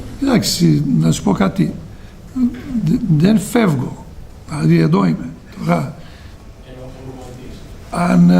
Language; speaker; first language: Greek; non-native, fluent; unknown